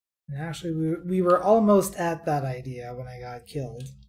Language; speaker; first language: English; native; English